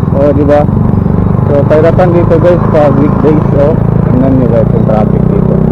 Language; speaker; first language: Filipino; non-native, local second language; Cebuano